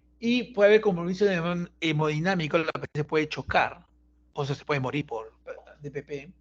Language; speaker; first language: Spanish; native; Spanish